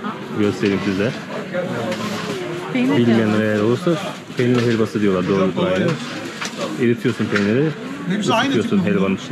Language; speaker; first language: Turkish; native; Turkish